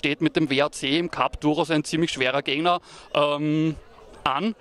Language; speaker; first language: German; native; German